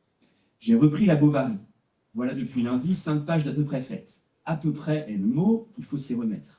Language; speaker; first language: French; native; French